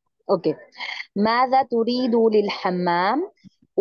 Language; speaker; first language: Arabic; non-native, learner; Urdu